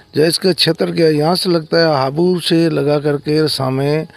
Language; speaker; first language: Hindi; native; Hindi